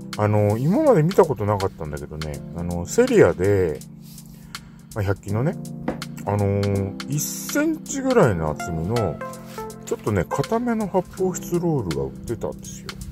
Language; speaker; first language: Japanese; native; Japanese